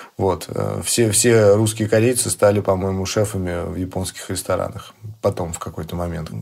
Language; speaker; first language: Russian; native; Russian